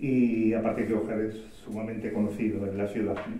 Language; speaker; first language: Spanish; native; Spanish